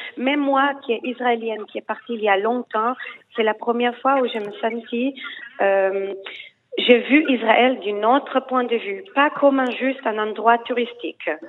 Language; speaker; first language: French; non-native, fluent; Hebrew